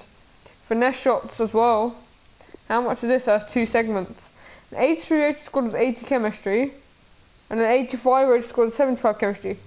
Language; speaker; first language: English; native; English